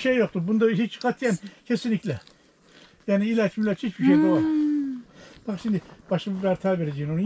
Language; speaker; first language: Turkish; native; Turkish